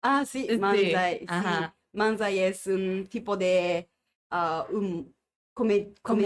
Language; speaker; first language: Spanish; non-native, learner; Japanese